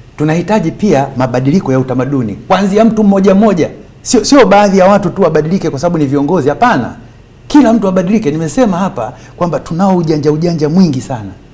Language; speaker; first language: Swahili; native; Swahili